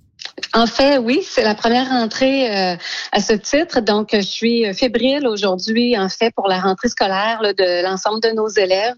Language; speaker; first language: French; native; French